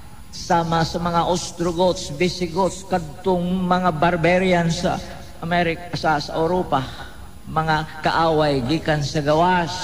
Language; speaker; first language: Cebuano; native; Cebuano